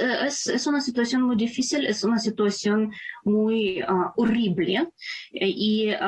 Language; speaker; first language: Spanish; non-native, fluent; Ukrainian